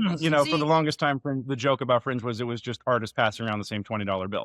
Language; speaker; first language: English; native; English